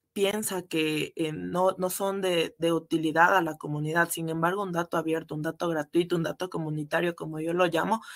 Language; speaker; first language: Spanish; native; Spanish